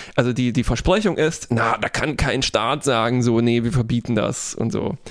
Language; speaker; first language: German; non-native, fluent; Polish